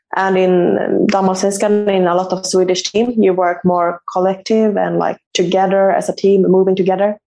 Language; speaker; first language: English; non-native, fluent; Swedish